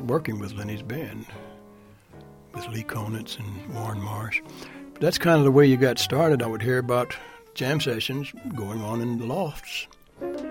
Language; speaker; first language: English; native; English